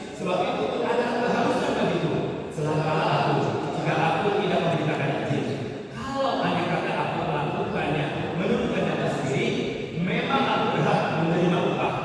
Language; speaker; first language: Indonesian; native; Indonesian